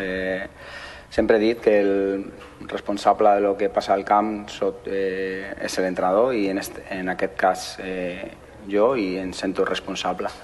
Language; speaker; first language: Catalan; non-native, local second language; Spanish